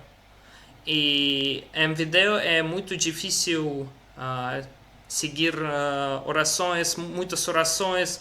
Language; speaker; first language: Portuguese; non-native, learner; Russian